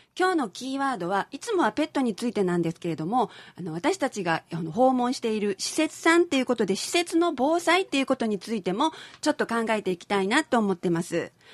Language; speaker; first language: Japanese; native; Japanese